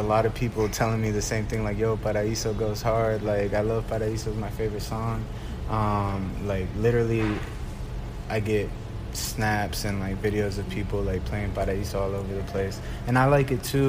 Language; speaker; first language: English; early bilingual, other home language; Spanish